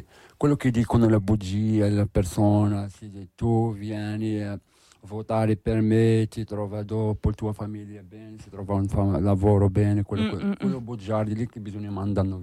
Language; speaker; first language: Italian; non-native, learner; Arabic